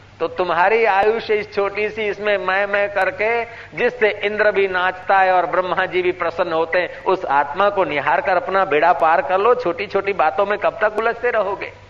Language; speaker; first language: Hindi; non-native, local second language; Sindhi